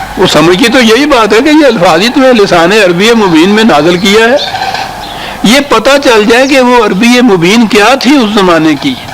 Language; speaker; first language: Urdu; non-native, local second language; Punjabi